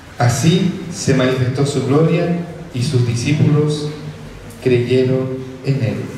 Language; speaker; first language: Spanish; native; Spanish